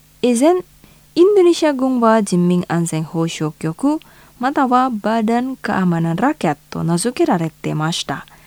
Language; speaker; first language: Japanese; non-native, fluent; Indonesian